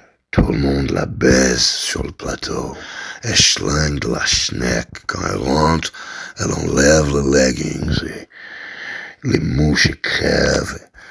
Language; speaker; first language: French; native; French